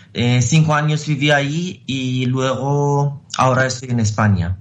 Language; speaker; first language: Spanish; non-native, fluent; Persian